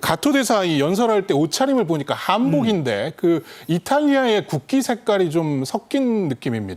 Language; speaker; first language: Korean; native; Korean